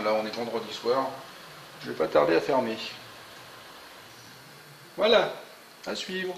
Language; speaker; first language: French; native; French